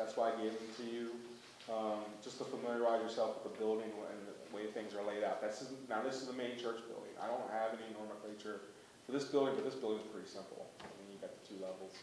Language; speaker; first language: English; native; English